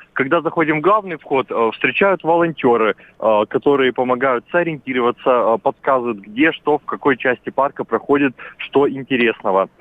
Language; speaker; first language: Russian; native; Russian